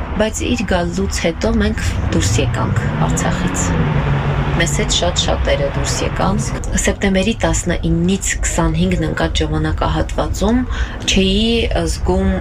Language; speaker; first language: Armenian; native; Armenian